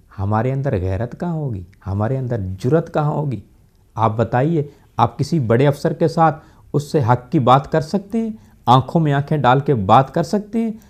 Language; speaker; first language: Urdu; non-native, local second language; Punjabi